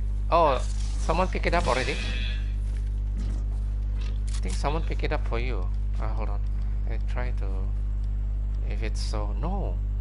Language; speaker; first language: English; non-native, local second language; Malay